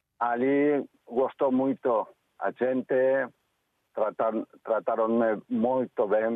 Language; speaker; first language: Portuguese; non-native, learner; Spanish